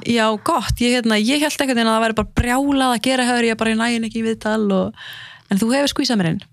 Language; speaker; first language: Icelandic; early bilingual, other home language; Arabic